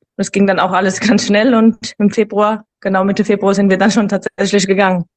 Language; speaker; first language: German; native; German